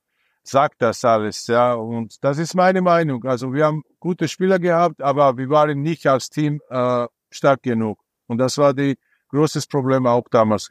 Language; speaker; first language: German; non-native, fluent; Georgian